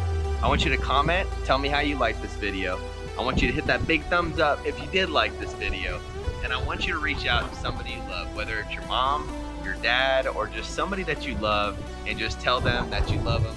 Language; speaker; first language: English; native; English